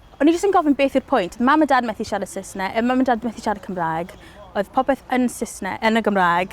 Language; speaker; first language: Welsh; non-native, local second language; English